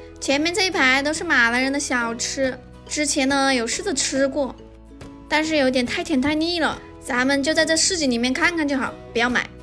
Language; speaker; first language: Chinese; native; Chinese